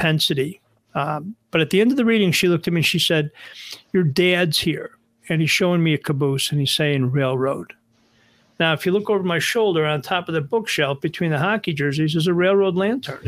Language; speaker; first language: English; native; English